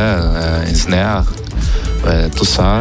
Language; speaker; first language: French; non-native, learner; Portuguese